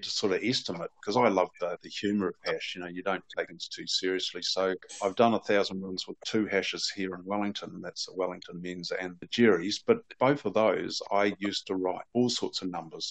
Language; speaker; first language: English; native; English